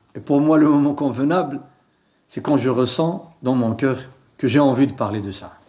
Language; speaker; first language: French; non-native, local second language; Arabic